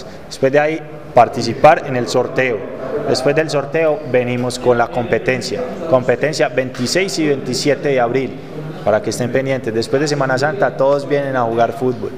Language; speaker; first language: Spanish; native; Spanish